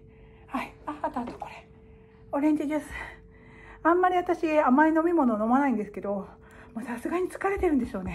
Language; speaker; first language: Japanese; native; Japanese